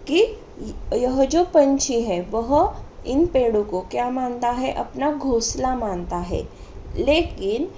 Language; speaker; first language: Hindi; non-native, local second language; Marathi